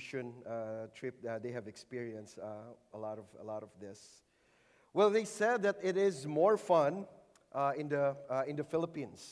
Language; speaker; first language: English; non-native, local second language; Filipino